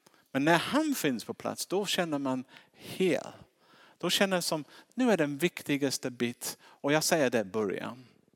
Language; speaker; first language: Swedish; non-native, fluent; English